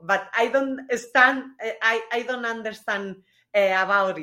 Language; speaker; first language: English; non-native, learner; Spanish